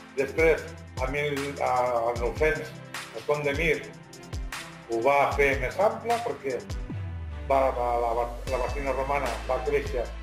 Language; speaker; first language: Catalan; non-native, local second language; Spanish